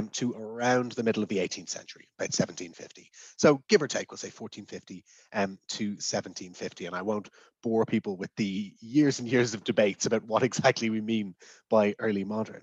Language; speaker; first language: English; native; English